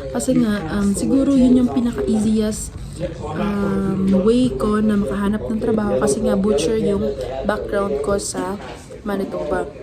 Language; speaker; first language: Filipino; native; Filipino